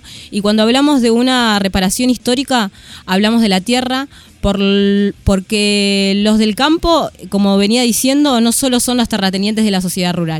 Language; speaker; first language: Spanish; native; Spanish